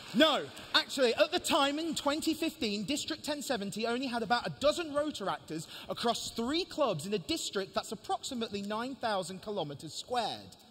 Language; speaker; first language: English; native; English